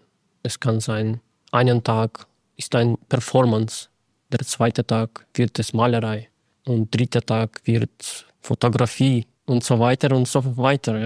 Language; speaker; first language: German; non-native, fluent; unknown